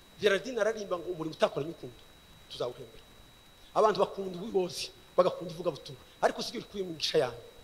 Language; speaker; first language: Kinyarwanda; early bilingual, heritage; Kinyarwanda